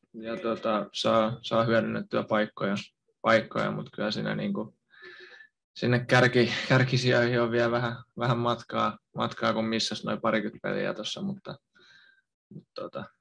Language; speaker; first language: Finnish; native; Finnish